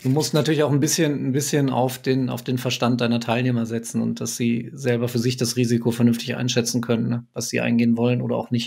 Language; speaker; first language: German; native; German